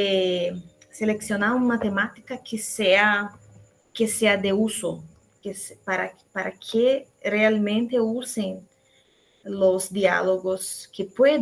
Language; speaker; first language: Spanish; non-native, fluent; Portuguese